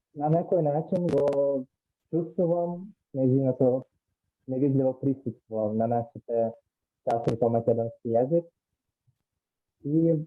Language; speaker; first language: Macedonian; non-native, learner; Russian